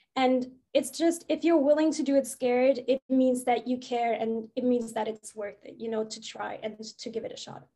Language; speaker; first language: English; non-native, fluent; German